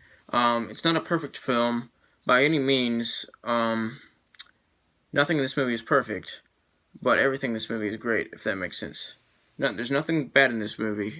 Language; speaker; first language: English; native; English